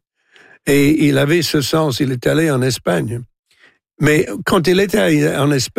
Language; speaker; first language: French; non-native, local second language; English